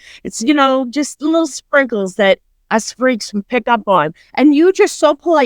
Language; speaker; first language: English; native; English